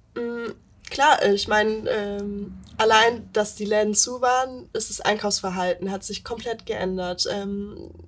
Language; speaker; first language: German; native; German